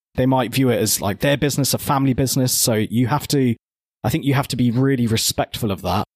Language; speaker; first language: English; native; English